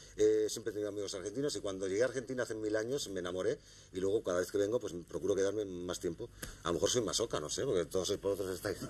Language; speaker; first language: Spanish; native; Spanish